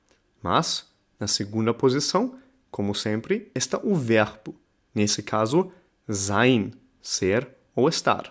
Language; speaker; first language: Portuguese; non-native, fluent; German